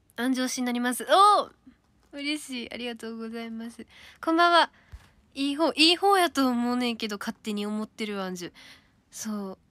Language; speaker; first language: Japanese; native; Japanese